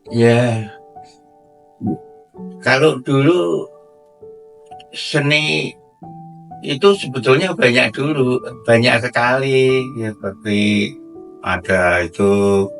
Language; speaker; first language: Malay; non-native, local second language; Javanese